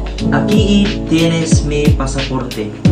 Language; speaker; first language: Spanish; non-native, learner; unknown